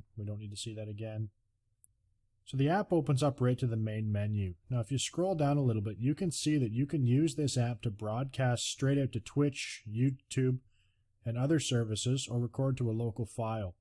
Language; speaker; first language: English; native; English